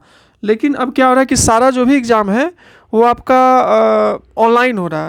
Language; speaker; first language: Hindi; native; Hindi